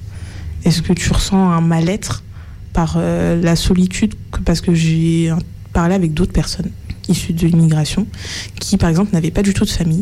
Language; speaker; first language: French; native; French